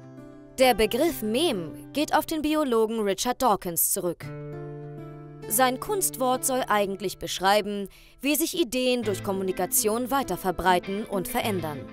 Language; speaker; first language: German; native; German